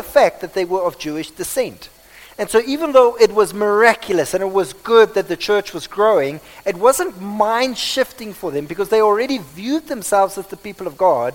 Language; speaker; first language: English; non-native, local second language; Afrikaans